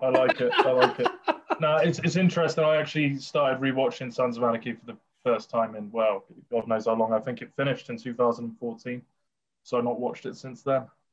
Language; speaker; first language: English; native; English